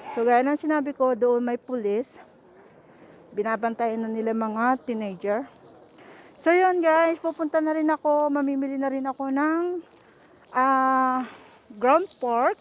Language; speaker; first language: Filipino; native; Filipino